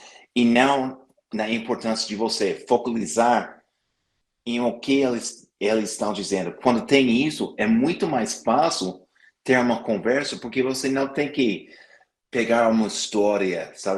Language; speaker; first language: Portuguese; non-native, fluent; English